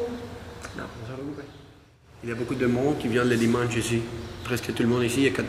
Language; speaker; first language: French; non-native, learner; Spanish